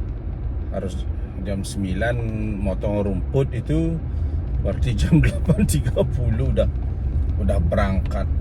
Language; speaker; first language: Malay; non-native, local second language; Balinese